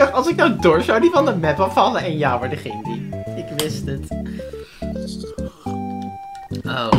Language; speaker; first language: Dutch; native; Dutch